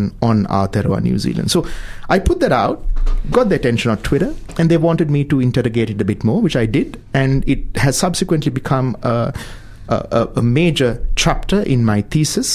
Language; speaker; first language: English; non-native, local second language; Sinhala